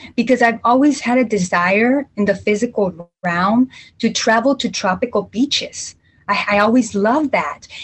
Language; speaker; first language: English; early bilingual, other home language; Spanish